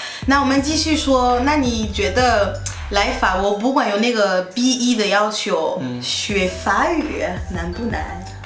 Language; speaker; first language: Chinese; non-native, fluent; French